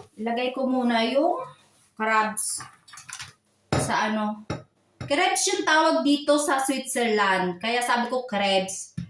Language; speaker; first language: Filipino; native; Filipino